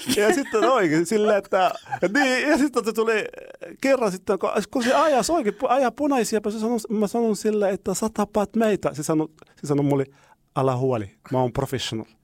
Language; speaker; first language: Finnish; non-native, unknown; Arabic